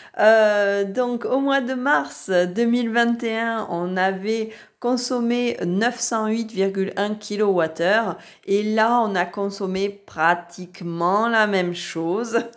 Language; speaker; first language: French; native; French